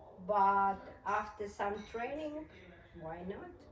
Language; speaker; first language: English; non-native, learner; Russian